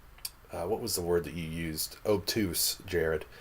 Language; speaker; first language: English; native; English